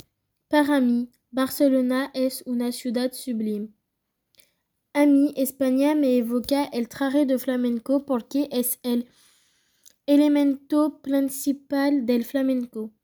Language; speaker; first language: Spanish; non-native, learner; French